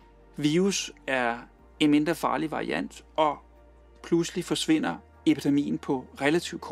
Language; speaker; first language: Danish; native; Danish